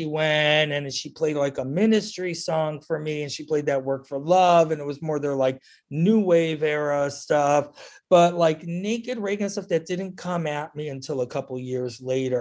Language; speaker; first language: English; native; English